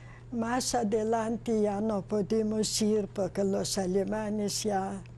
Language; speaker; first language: Spanish; non-native, fluent; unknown